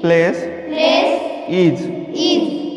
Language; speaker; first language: English; non-native, learner; Marathi